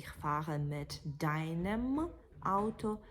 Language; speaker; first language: German; non-native, fluent; Ukrainian